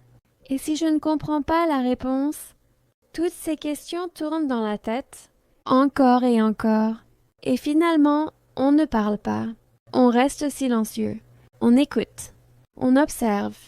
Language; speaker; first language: French; non-native, fluent; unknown